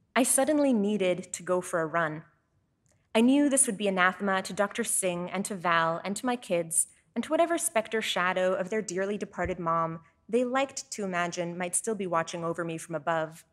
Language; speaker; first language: English; native; English